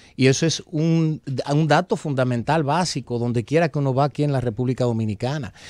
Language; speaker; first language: Spanish; early bilingual, heritage; Spanish